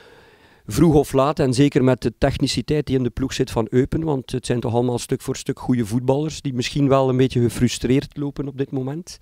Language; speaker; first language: Dutch; native; Dutch